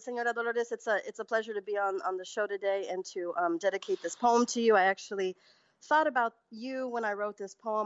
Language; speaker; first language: English; early bilingual, other home language; Spanish